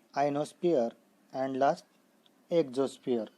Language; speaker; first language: English; non-native, local second language; Marathi